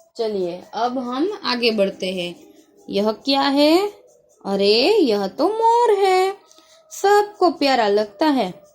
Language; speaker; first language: Hindi; non-native, local second language; Gujarati